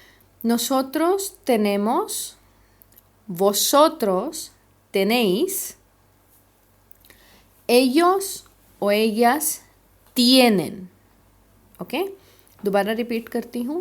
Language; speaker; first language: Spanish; non-native, fluent; Hindi